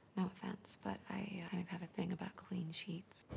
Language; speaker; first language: English; native; English